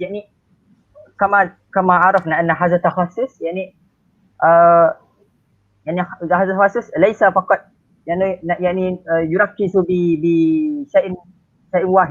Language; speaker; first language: Arabic; non-native, learner; Malay